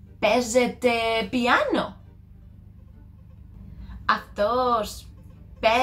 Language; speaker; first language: Greek; non-native, learner; English